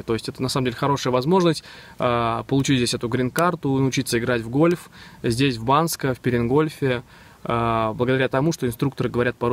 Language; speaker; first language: Russian; native; Russian